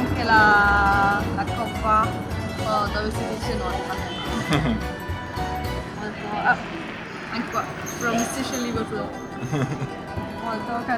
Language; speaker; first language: Italian; non-native, learner; Chinese